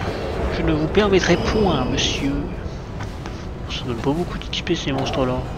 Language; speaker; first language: French; native; French